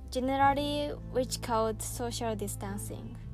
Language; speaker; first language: English; non-native, learner; Japanese